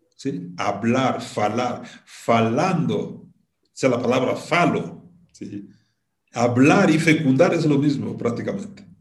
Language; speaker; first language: Spanish; non-native, fluent; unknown